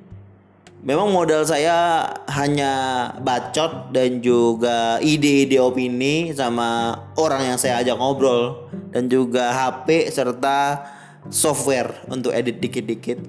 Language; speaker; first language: Indonesian; native; Indonesian